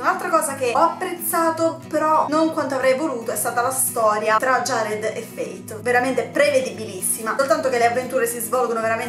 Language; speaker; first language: Italian; native; Italian